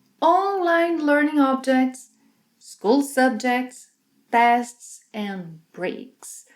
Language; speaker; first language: English; non-native, fluent; Portuguese